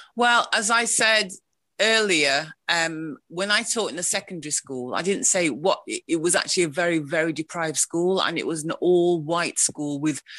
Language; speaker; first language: English; native; English